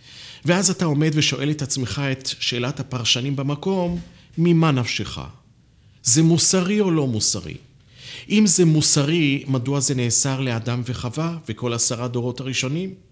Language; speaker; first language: Hebrew; native; Hebrew